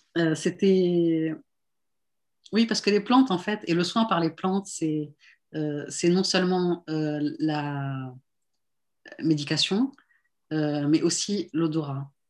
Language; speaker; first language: French; non-native, local second language; Arabic